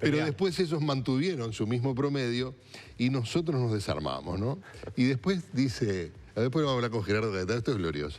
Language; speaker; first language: Spanish; native; Spanish